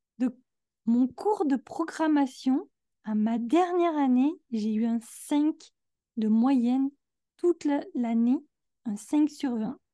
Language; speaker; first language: French; native; French